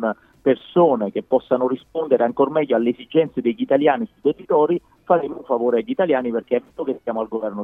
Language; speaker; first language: Italian; native; Italian